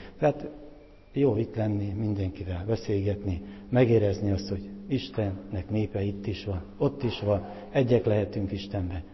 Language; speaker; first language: Hungarian; native; Hungarian